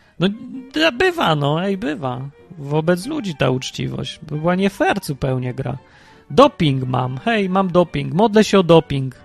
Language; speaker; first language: Polish; early bilingual, heritage; Polish